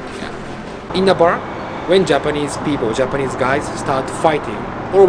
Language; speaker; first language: English; non-native, fluent; Japanese